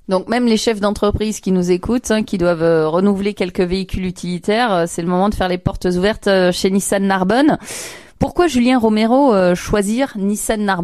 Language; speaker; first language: French; native; French